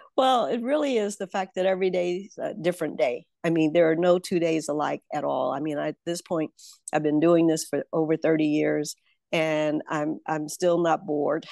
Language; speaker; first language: English; native; English